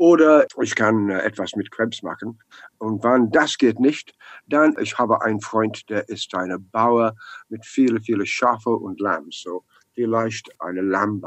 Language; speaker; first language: German; non-native, learner; English